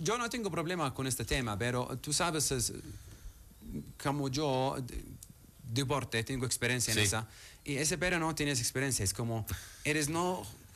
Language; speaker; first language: Spanish; non-native, learner; Arabic